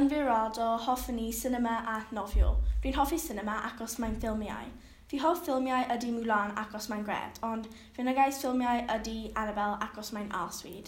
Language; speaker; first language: Welsh; non-native, learner; English